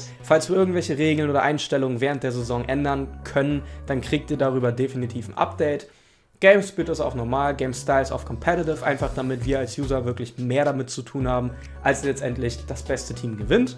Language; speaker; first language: German; native; German